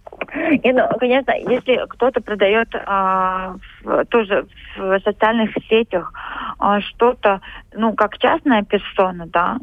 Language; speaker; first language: Russian; non-native, local second language; Latvian